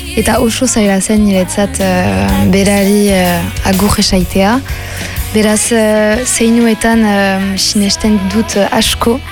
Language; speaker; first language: Basque; non-native, local second language; French